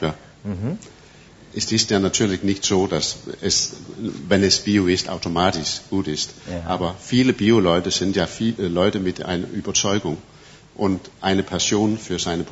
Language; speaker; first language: German; non-native, fluent; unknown